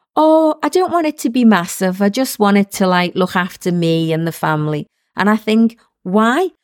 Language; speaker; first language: English; native; English